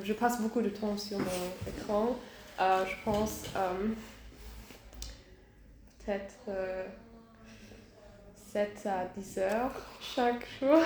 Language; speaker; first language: French; non-native, learner; German